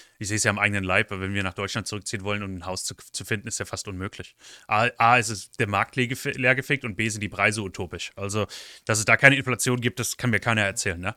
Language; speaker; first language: German; native; German